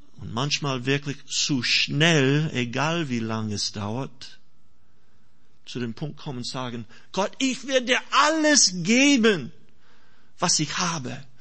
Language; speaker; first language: German; non-native, fluent; English